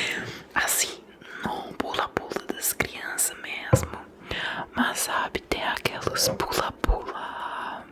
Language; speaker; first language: Portuguese; non-native, fluent; Italian